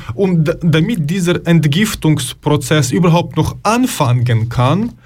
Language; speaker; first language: German; non-native, fluent; Ukrainian